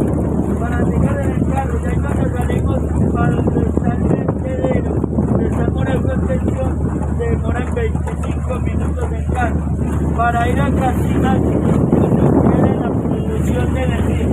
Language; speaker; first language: Spanish; native; Spanish